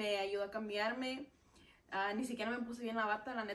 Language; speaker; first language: Spanish; early bilingual, heritage; Spanish